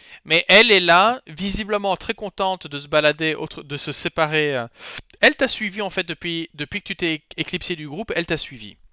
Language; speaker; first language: French; native; French